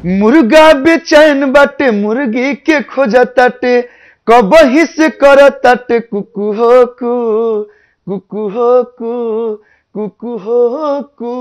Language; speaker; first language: Hindi; native; Hindi